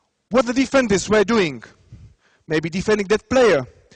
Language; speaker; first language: English; non-native, fluent; Czech